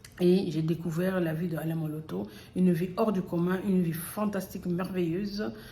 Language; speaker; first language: French; early bilingual, other home language; Lingala